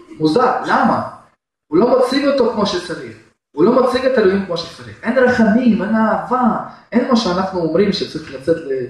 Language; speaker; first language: Hebrew; non-native, fluent; Russian